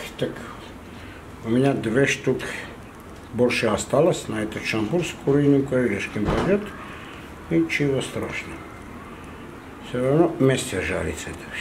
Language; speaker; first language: Russian; non-native, fluent; Armenian